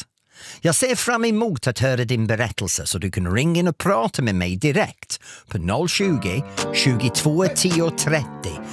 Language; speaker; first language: Swedish; non-native, fluent; English